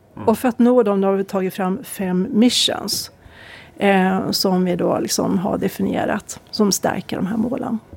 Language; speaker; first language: Swedish; native; Swedish